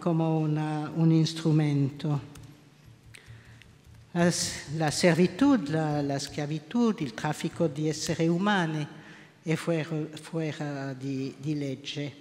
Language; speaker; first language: Italian; non-native, local second language; French